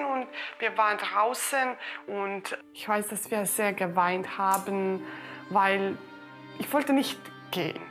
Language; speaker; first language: German; early bilingual, other home language; Croatian